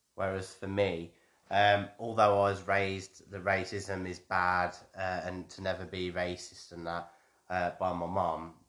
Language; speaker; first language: English; native; English